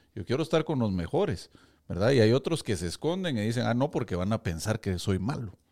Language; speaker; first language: Spanish; native; Spanish